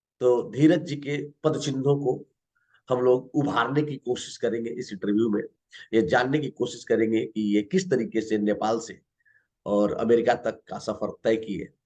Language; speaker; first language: Hindi; native; Hindi